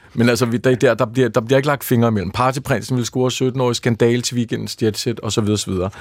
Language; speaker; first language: Danish; native; Danish